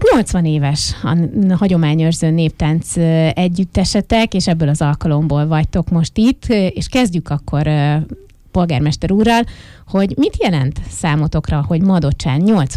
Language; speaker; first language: Hungarian; native; Hungarian